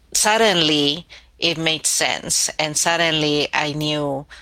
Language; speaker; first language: English; early bilingual, other home language; Spanish